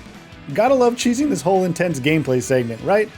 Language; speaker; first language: English; native; English